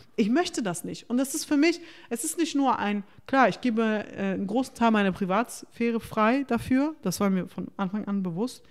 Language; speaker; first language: German; early bilingual, other home language; Turkish